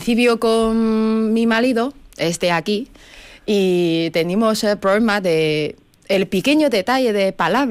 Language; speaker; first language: Spanish; non-native, learner; Chinese